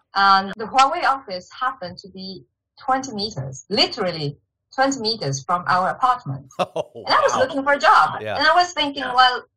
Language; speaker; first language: English; non-native, fluent; Chinese